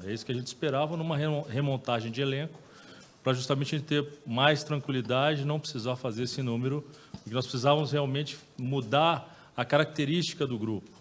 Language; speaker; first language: Portuguese; native; Portuguese